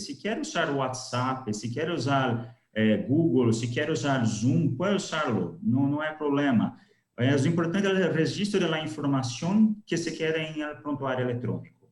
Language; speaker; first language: Spanish; non-native, learner; Portuguese